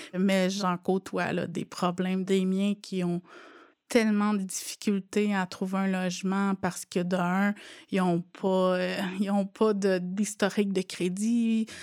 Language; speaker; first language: French; non-native, local second language; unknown